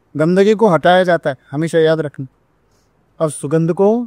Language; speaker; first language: Hindi; non-native, local second language; Marathi